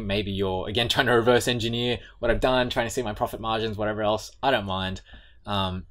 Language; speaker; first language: English; native; English